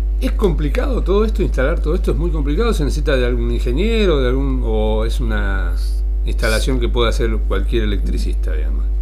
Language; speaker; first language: Spanish; native; Spanish